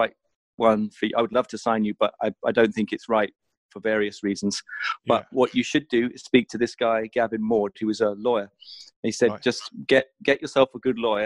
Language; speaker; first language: English; native; English